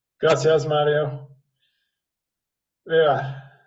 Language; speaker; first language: Spanish; non-native, fluent; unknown